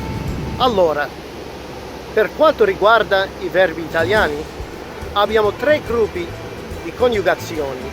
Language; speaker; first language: Italian; non-native, fluent; English